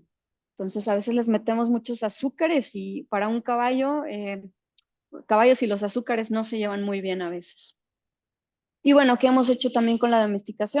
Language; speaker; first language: Spanish; native; Spanish